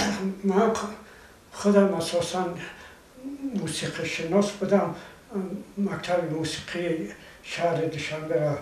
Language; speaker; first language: Persian; non-native, local second language; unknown